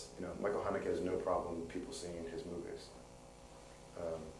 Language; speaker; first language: English; native; English